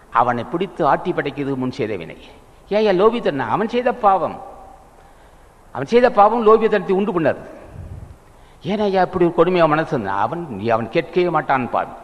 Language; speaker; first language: Tamil; native; Tamil